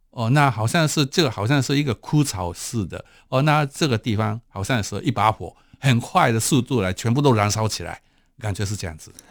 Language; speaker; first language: Chinese; non-native, fluent; Japanese